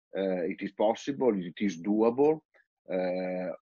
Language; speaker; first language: English; non-native, fluent; Italian